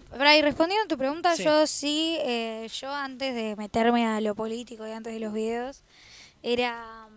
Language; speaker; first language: Spanish; native; Spanish